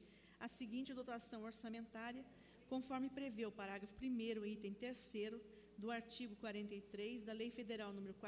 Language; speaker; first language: Portuguese; native; Portuguese